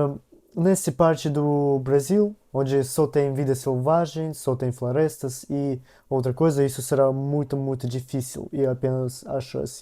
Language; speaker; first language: Portuguese; non-native, learner; Russian